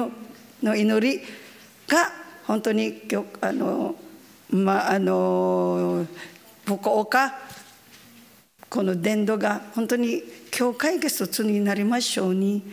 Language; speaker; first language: Japanese; non-native, learner; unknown